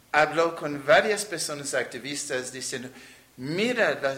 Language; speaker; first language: Spanish; non-native, fluent; English